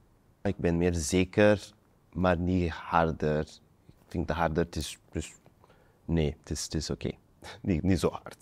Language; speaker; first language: Dutch; non-native, learner; Portuguese